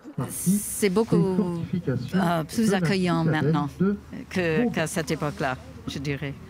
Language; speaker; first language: French; non-native, fluent; English